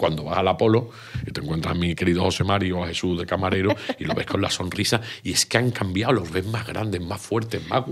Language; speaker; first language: Spanish; native; Spanish